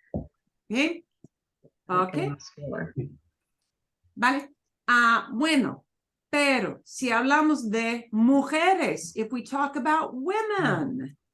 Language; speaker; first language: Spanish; non-native, fluent; English